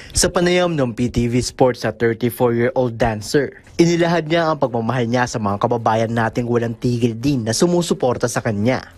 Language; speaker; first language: Filipino; native; Filipino